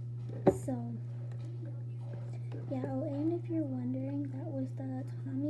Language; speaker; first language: English; native; English